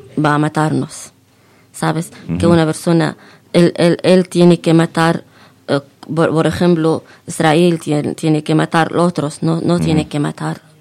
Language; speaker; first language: Spanish; non-native, fluent; Arabic